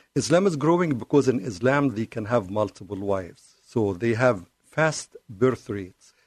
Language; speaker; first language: English; non-native, fluent; Arabic